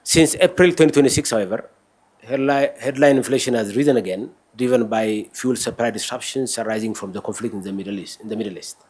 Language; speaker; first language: English; non-native, local second language; Amharic